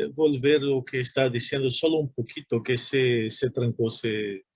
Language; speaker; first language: Spanish; non-native, learner; Portuguese